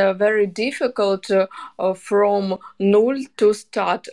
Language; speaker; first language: English; non-native, learner; Ukrainian